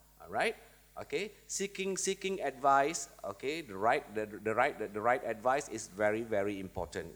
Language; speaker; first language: English; non-native, local second language; Malay